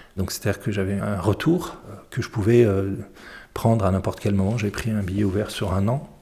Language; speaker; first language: French; early bilingual, other home language; Arabic